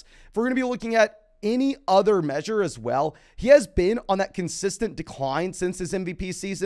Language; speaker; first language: English; native; English